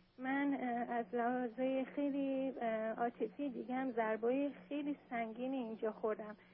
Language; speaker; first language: Persian; native; Persian